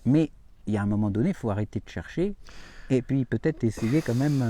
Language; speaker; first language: French; native; French